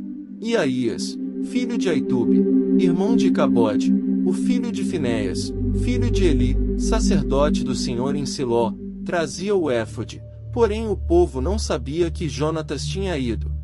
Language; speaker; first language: Portuguese; native; Portuguese